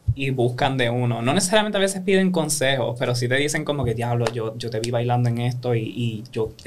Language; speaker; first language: Spanish; native; Spanish